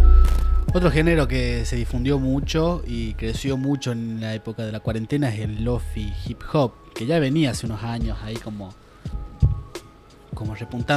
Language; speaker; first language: Spanish; native; Spanish